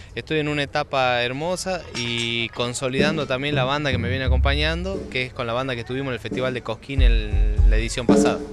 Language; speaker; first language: Spanish; native; Spanish